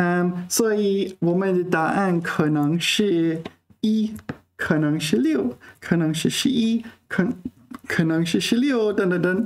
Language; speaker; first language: Chinese; non-native, fluent; English